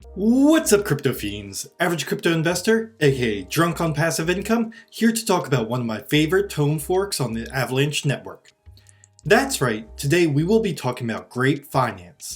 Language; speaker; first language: English; native; English